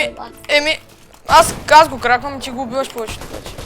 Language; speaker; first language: Bulgarian; native; Bulgarian